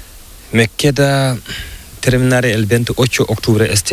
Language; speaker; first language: Spanish; non-native, learner; Fula